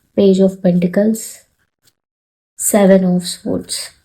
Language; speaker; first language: English; non-native, local second language; Telugu